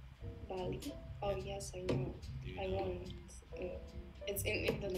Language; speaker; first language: English; non-native, learner; Polish